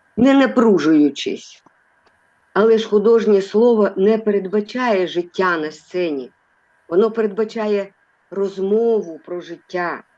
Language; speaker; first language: Ukrainian; non-native, local second language; Russian